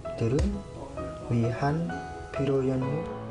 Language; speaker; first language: Korean; non-native, learner; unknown